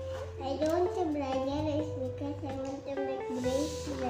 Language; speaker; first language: English; non-native, learner; Indonesian